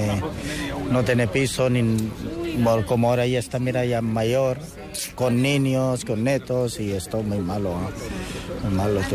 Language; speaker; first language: Spanish; non-native, learner; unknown